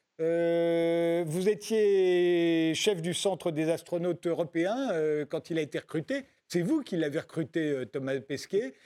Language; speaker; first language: French; native; French